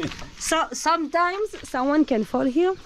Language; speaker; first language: English; non-native, learner; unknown